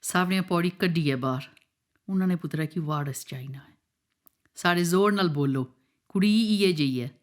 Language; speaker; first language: Urdu; non-native, local second language; Punjabi